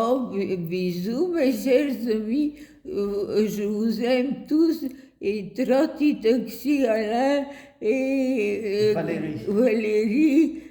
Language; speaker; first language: French; non-native, fluent; Bulgarian